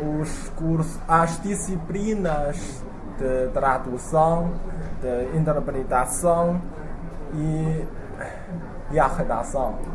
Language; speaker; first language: Portuguese; non-native, learner; Chinese